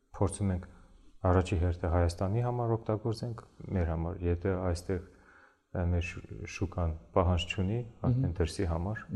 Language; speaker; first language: Armenian; early bilingual, heritage; Armenian